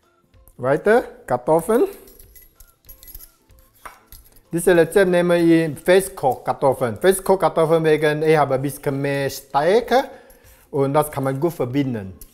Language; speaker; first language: German; non-native, learner; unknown